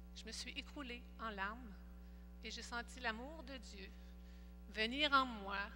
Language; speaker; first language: French; native; French